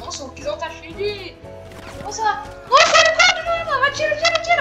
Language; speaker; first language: Portuguese; native; Portuguese